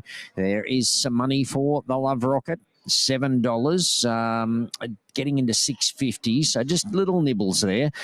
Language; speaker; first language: English; native; English